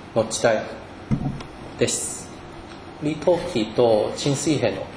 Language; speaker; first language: Japanese; non-native, fluent; Chinese